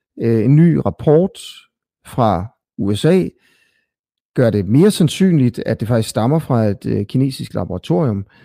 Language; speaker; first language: Danish; native; Danish